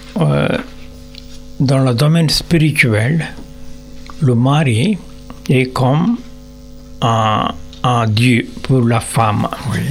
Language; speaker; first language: French; non-native, learner; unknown